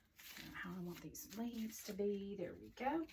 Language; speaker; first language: English; native; English